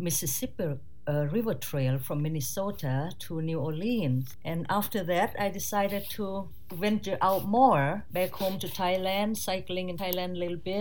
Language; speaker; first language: English; non-native, fluent; Thai